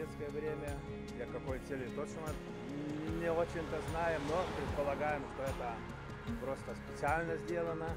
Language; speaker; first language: Russian; non-native, local second language; Lithuanian